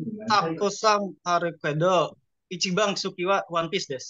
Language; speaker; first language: Japanese; non-native, learner; Indonesian